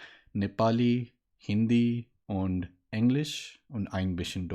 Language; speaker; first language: German; non-native, learner; Maithili